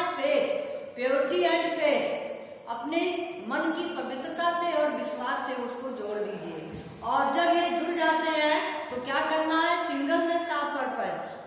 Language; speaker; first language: Hindi; native; Hindi